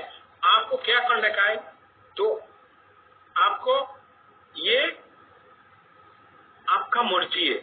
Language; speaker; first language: Hindi; non-native, fluent; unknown